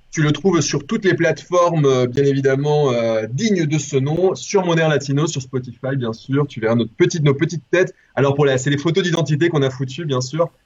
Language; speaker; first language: French; early bilingual, other home language; Spanish